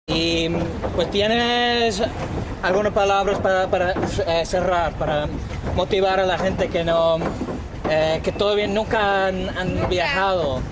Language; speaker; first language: Spanish; non-native, fluent; English